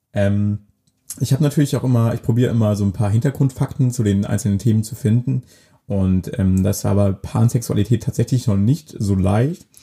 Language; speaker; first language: German; native; German